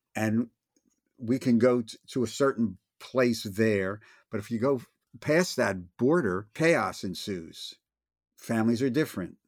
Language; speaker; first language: English; native; English